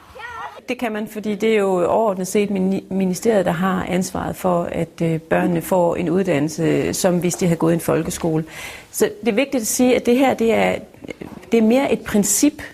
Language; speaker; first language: Danish; native; Danish